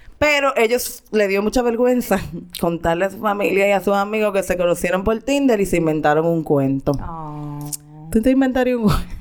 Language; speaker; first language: Spanish; native; Spanish